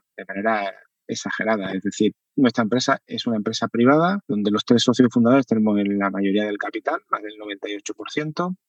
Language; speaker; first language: Spanish; native; Spanish